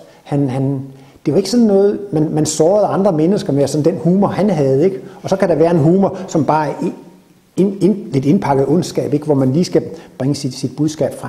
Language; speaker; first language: Danish; native; Danish